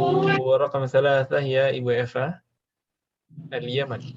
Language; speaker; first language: Arabic; non-native, fluent; Indonesian